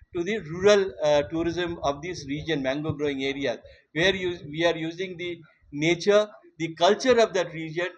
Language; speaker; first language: English; non-native, local second language; Bangla